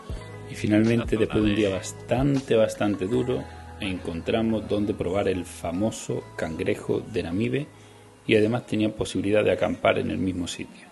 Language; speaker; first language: Spanish; native; Spanish